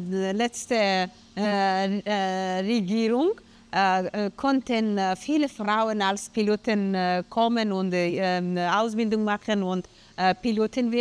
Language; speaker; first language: German; non-native, learner; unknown